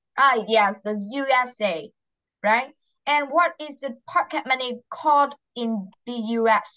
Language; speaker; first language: English; non-native, fluent; Vietnamese